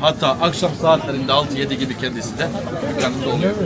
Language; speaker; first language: Turkish; native; Turkish